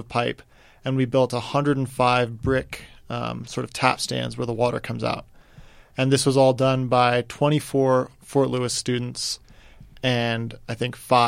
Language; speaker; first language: English; native; English